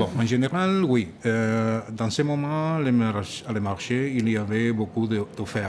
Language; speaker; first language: French; non-native, learner; Catalan